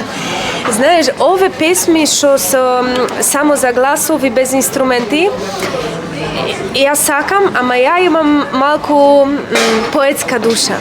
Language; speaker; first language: Macedonian; non-native, learner; Polish